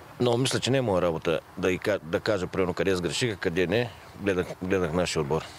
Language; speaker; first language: Bulgarian; native; Bulgarian